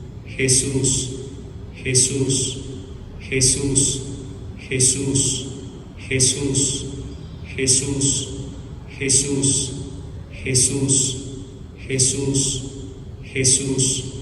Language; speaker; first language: Spanish; native; Spanish